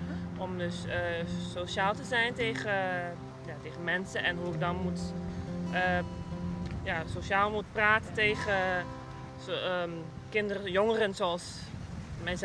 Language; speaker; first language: Dutch; non-native, local second language; Papiamento